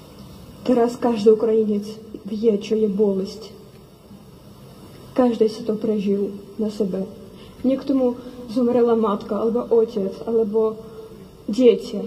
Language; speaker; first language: Slovak; non-native, learner; Ukrainian